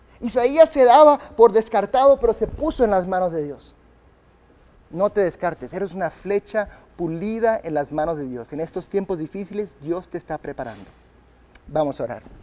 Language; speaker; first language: Spanish; early bilingual, other home language; English